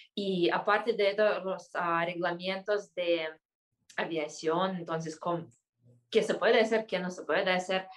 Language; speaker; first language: Spanish; non-native, fluent; Russian